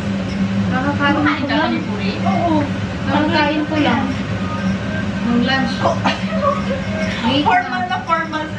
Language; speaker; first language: Filipino; non-native, local second language; Hiligaynon